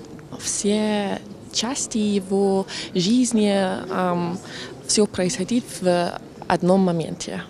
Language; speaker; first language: Russian; non-native, fluent; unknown